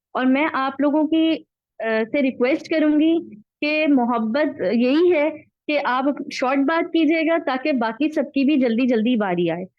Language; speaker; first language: Urdu; native; Urdu